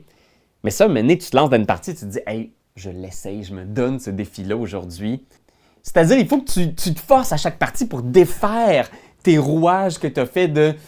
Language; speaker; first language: French; native; French